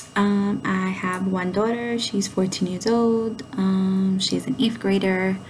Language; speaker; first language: English; native; English